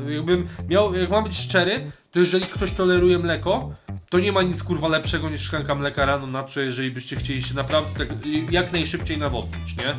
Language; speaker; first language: Polish; native; Polish